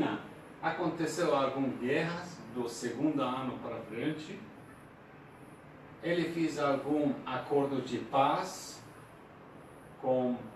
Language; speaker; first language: Portuguese; non-native, fluent; Persian